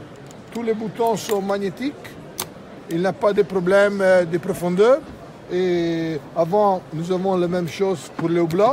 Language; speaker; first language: French; non-native, fluent; Italian